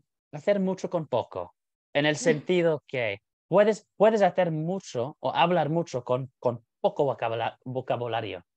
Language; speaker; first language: Spanish; non-native, fluent; English